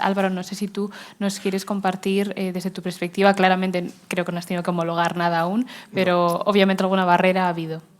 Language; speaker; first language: Spanish; native; Spanish